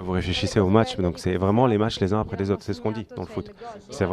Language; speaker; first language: French; native; French